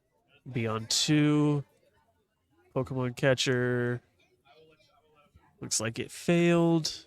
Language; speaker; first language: English; native; English